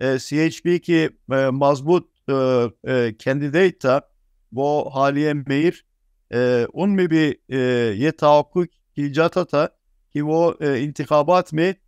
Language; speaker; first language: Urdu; non-native, fluent; Turkish